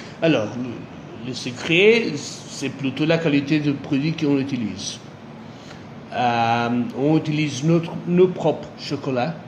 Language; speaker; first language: French; non-native, fluent; Portuguese